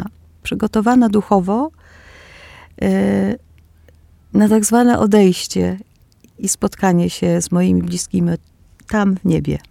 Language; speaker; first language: Polish; early bilingual, other home language; Greek